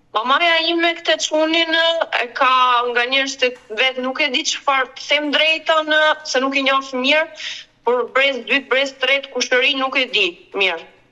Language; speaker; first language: Albanian; early bilingual, heritage; Albanian